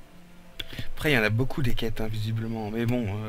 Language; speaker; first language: French; native; French